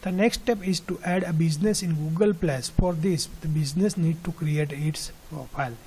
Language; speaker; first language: English; non-native, local second language; Gujarati